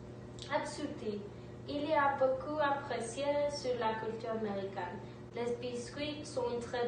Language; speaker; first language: French; non-native, learner; English